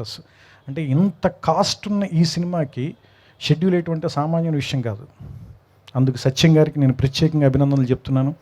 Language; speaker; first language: Telugu; native; Telugu